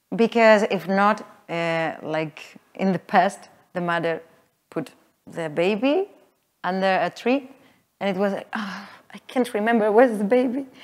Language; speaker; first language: English; non-native, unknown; Spanish